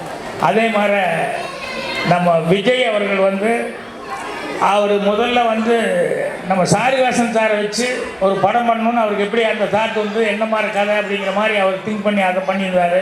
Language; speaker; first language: Tamil; native; Tamil